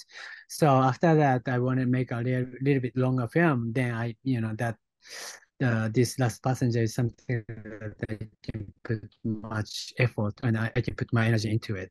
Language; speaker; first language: English; non-native, fluent; Japanese